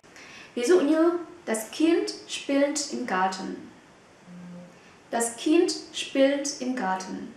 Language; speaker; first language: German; non-native, fluent; Vietnamese